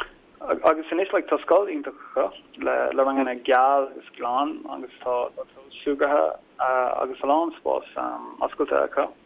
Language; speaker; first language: Irish; non-native, local second language; English